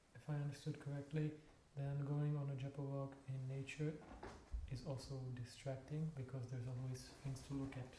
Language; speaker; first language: English; non-native, fluent; Czech